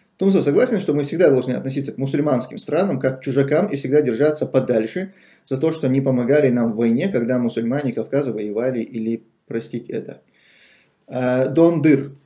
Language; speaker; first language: Russian; non-native, local second language; Chechen